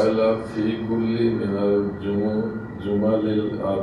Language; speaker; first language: Arabic; non-native, learner; Urdu